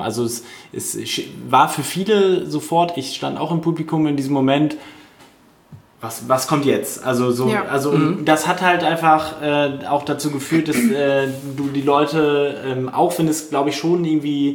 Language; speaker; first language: German; native; German